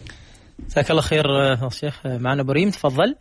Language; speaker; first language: Arabic; native; Arabic